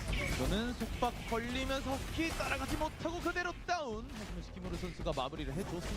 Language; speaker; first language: Korean; native; Korean